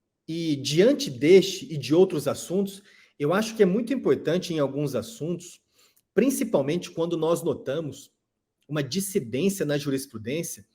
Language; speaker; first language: Portuguese; native; Portuguese